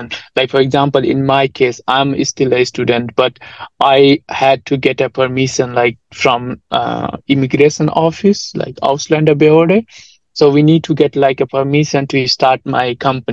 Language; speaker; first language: English; non-native, local second language; Nepali